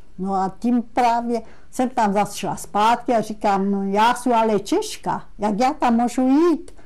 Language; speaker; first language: Czech; non-native, local second language; German